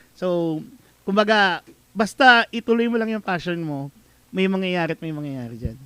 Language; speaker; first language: Filipino; native; Filipino